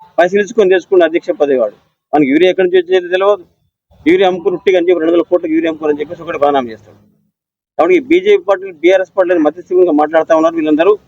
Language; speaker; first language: Telugu; native; Telugu